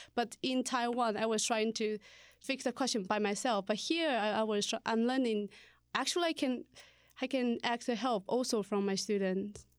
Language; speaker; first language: English; non-native, learner; Chinese